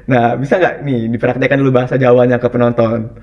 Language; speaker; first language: Indonesian; native; Indonesian